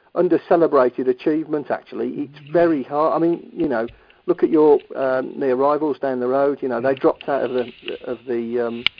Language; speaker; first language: English; native; English